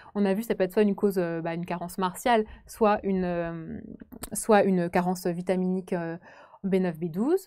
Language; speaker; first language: French; native; French